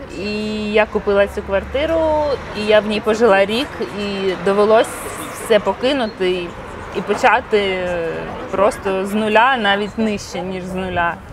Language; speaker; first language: Ukrainian; non-native, local second language; Russian